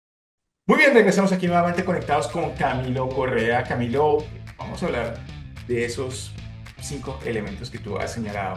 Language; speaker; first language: Spanish; native; Spanish